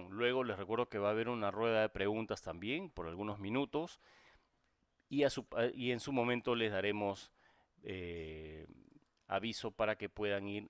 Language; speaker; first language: Spanish; native; Spanish